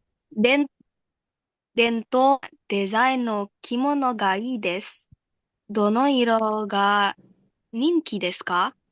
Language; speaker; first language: Japanese; non-native, learner; Indonesian